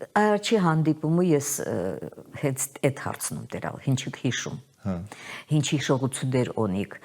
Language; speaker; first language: Armenian; native; Armenian